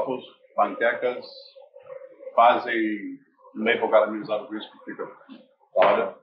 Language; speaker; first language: Portuguese; native; Portuguese